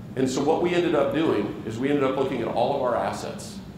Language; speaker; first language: English; native; English